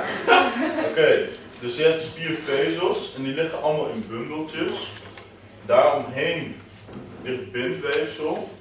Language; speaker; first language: Dutch; native; Dutch